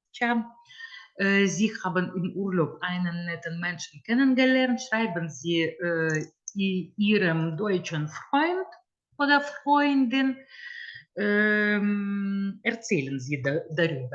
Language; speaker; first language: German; non-native, fluent; Lithuanian